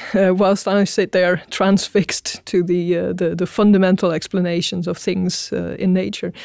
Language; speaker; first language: English; non-native, fluent; Dutch